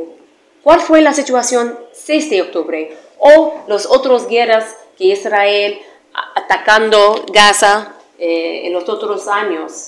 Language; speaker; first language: Spanish; non-native, fluent; Arabic